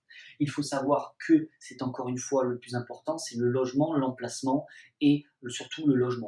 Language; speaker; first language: French; native; French